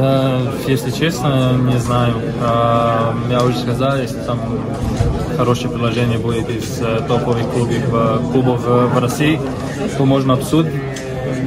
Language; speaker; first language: Russian; non-native, fluent; Slovenian